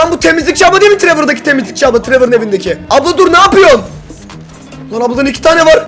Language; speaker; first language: Turkish; native; Turkish